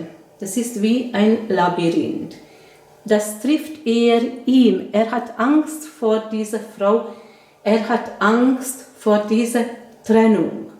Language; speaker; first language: German; non-native, fluent; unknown